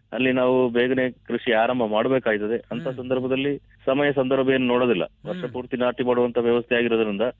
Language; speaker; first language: Kannada; early bilingual, other home language; Malayalam